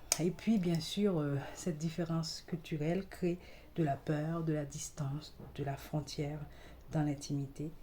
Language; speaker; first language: French; non-native, local second language; Haitian Creole